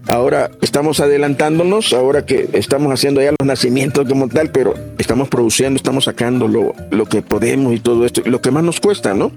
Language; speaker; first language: Spanish; native; Spanish